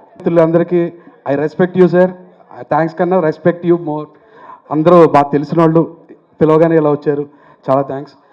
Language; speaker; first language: Telugu; native; Telugu